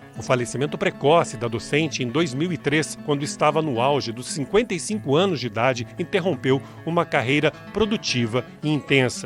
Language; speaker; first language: Portuguese; native; Portuguese